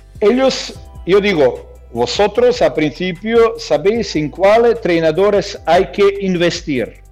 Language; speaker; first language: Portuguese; non-native, learner; Croatian